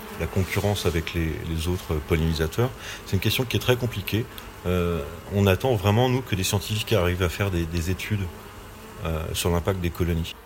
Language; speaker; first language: French; native; French